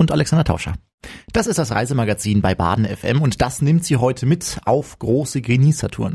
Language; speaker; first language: German; native; German